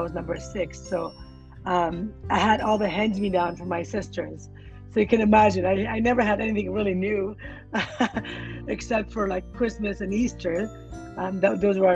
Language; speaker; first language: English; non-native, fluent; Arabic